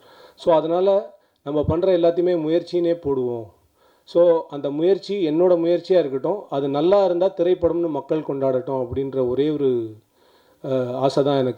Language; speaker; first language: Tamil; native; Tamil